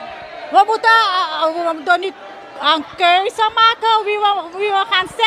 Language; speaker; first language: Dutch; non-native, local second language; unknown